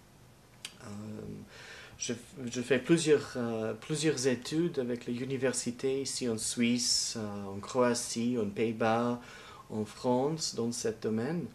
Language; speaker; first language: French; non-native, learner; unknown